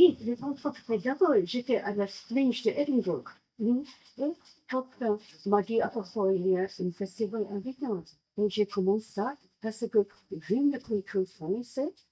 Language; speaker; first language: French; non-native, learner; English